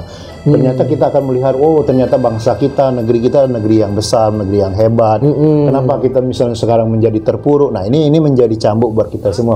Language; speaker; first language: Indonesian; native; Indonesian